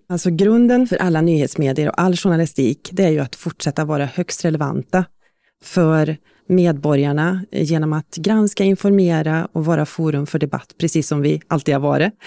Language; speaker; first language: Swedish; native; Swedish